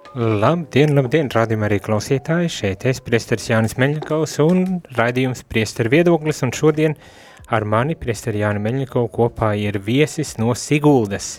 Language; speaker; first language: Latvian; native; Latvian